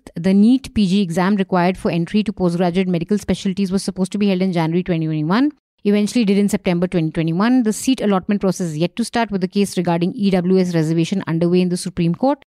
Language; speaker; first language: English; non-native, local second language; Hindi